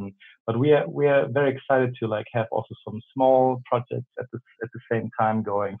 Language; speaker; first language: English; non-native, fluent; German